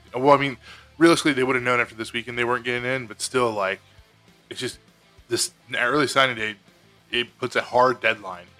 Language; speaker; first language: English; native; English